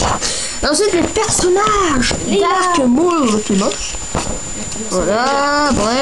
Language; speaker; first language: French; native; French